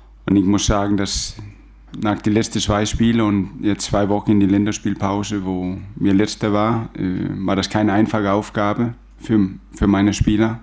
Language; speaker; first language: German; non-native, fluent; Danish